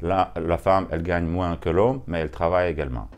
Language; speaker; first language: French; non-native, fluent; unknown